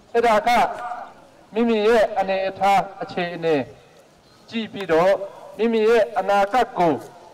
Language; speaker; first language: Burmese; non-native, local second language; Hakha Chin